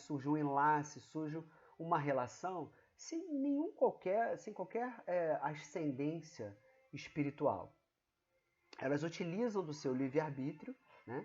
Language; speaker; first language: Portuguese; native; Portuguese